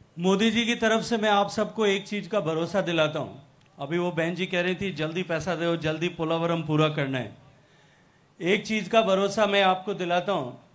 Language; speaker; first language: Hindi; native; Hindi